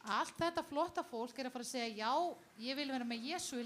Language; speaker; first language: Icelandic; non-native, learner; Spanish